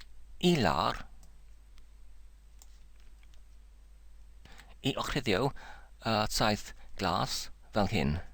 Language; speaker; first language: Welsh; non-native, learner; English